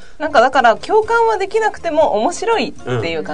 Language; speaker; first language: Japanese; native; Japanese